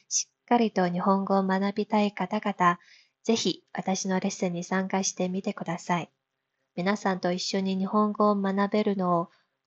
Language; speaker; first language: Japanese; non-native, fluent; Chinese